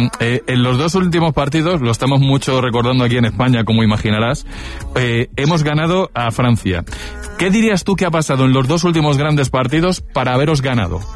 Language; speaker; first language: Spanish; native; Spanish